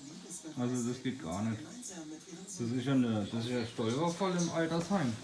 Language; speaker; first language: German; native; German